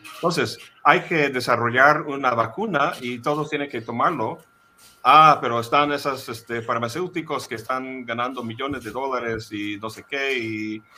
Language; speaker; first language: Spanish; non-native, fluent; English